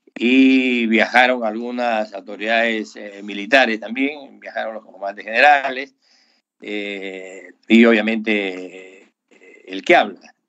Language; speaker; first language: Spanish; native; Spanish